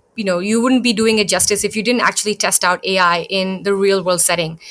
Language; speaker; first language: English; early bilingual, other home language; Thai